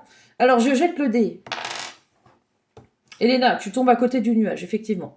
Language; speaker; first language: French; native; French